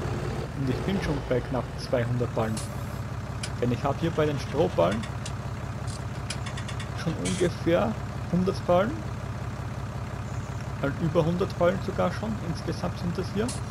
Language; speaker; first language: German; native; German